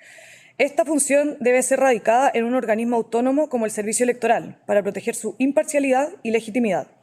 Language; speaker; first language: Spanish; native; Spanish